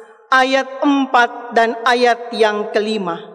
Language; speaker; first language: Indonesian; native; Indonesian